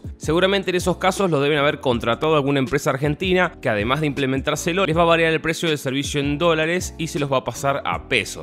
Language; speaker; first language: Spanish; native; Spanish